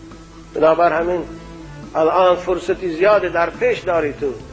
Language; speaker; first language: Persian; native; Persian